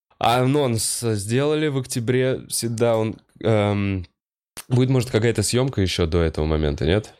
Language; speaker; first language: Russian; native; Russian